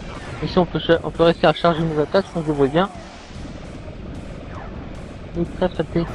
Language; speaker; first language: French; native; French